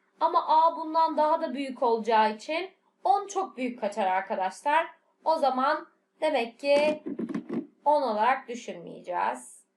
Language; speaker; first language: Turkish; native; Turkish